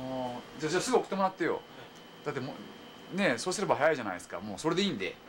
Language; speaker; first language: Japanese; native; Japanese